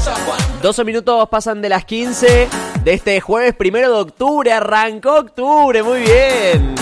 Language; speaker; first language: Spanish; native; Spanish